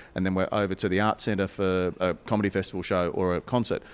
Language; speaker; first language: English; native; English